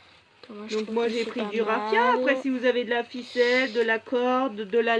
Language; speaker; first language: French; native; French